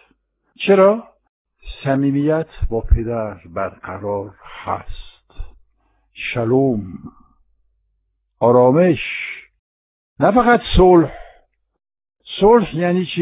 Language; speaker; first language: Persian; non-native, fluent; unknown